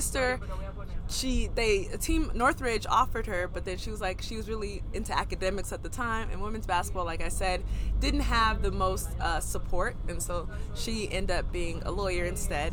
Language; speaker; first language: English; native; English